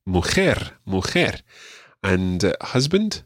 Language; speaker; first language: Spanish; non-native, fluent; English